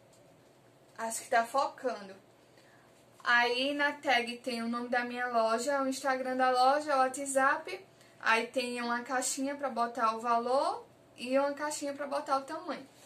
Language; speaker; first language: Portuguese; native; Portuguese